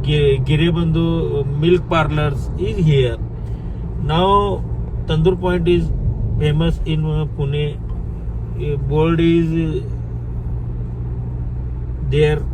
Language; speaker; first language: English; non-native, learner; Marathi